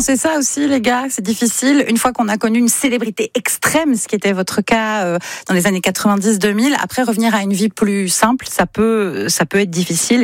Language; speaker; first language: French; native; French